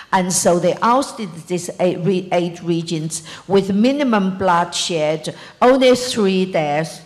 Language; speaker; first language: English; non-native, fluent; Chinese